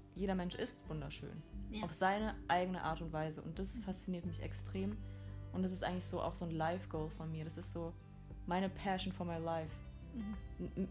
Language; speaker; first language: German; native; German